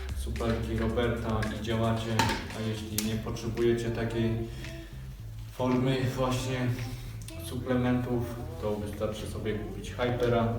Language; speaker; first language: Polish; native; Polish